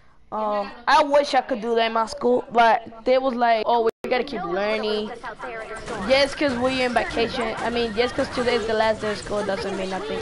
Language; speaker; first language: English; early bilingual, other home language; Spanish